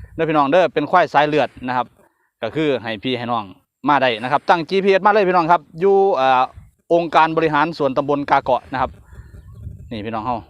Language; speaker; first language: Thai; non-native, local second language; Khmer